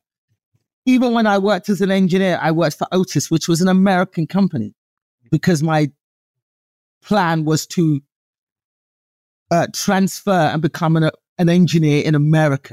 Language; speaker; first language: English; native; English